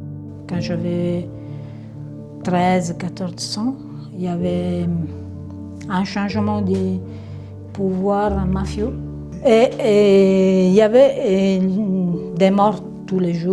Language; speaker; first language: French; non-native, fluent; Italian